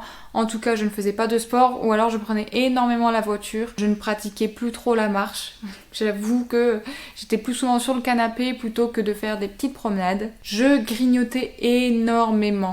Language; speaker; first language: French; native; French